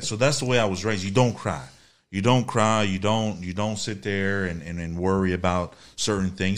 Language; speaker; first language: English; early bilingual, other home language; Spanish